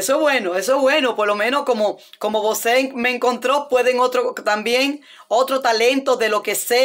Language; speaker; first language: Spanish; native; Spanish